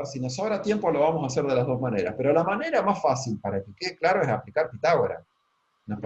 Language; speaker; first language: Spanish; native; Spanish